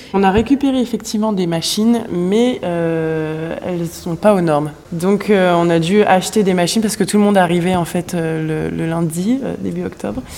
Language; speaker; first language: French; native; French